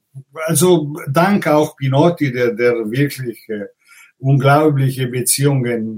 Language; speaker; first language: German; non-native, fluent; Italian